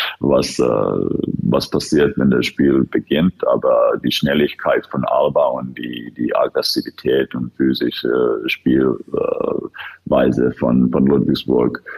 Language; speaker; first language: German; non-native, fluent; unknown